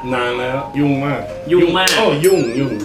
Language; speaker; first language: Thai; non-native, fluent; English